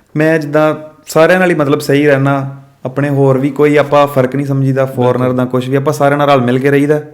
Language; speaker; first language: Punjabi; early bilingual, heritage; Punjabi